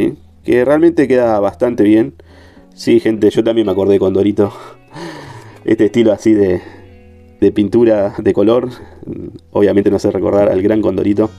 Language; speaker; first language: Spanish; native; Spanish